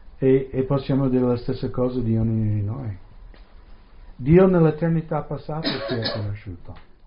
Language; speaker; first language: Italian; non-native, fluent; English